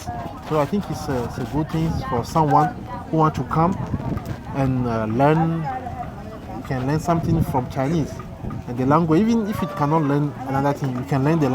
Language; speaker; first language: English; non-native, fluent; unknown